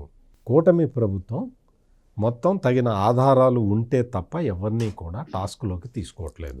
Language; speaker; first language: Telugu; native; Telugu